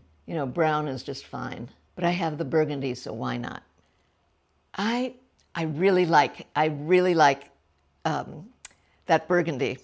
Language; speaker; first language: English; native; English